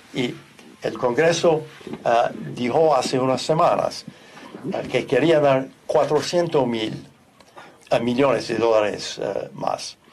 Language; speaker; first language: Spanish; non-native, fluent; English